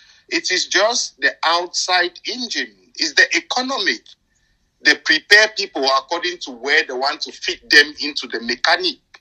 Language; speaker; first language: English; non-native, local second language; French